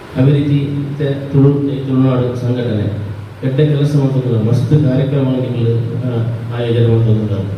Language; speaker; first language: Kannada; non-native, local second language; Tulu